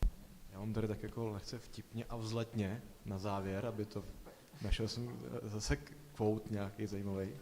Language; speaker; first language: Czech; native; Czech